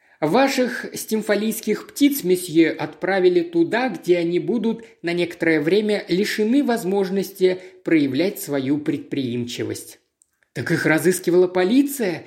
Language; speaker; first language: Russian; native; Russian